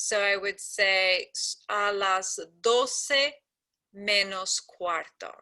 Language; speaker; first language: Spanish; non-native, fluent; English